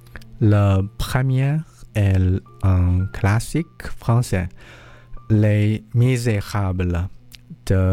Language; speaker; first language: French; non-native, learner; English